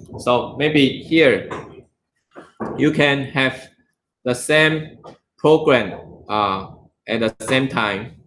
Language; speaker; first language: English; non-native, learner; Chinese